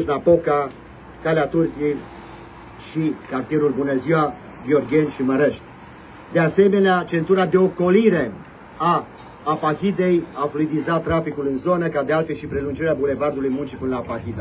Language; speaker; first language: Romanian; native; Romanian